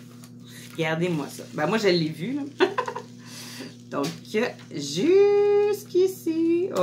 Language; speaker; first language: French; native; French